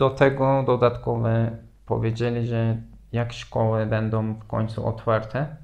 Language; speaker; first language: Polish; non-native, fluent; Turkish